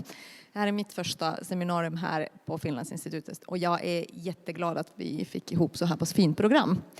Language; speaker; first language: Swedish; non-native, local second language; Finnish